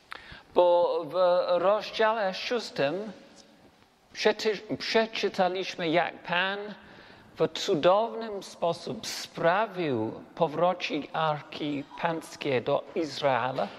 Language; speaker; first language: Polish; non-native, learner; English